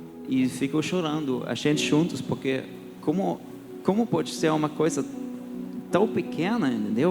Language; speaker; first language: Portuguese; early bilingual, heritage; Portuguese